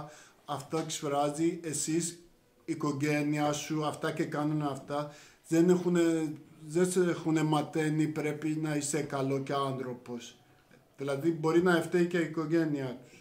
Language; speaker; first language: Greek; non-native, learner; Persian